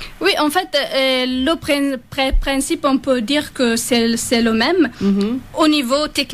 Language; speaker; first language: French; non-native, fluent; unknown